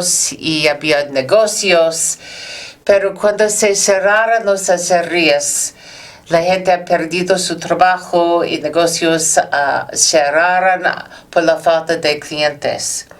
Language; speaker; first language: Spanish; non-native, learner; English